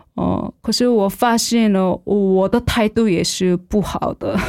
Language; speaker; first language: Chinese; non-native, fluent; Korean